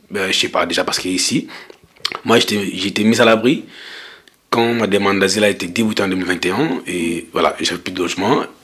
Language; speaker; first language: French; non-native, local second language; Lingala